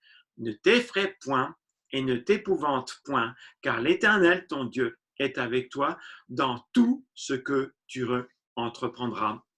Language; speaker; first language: French; native; French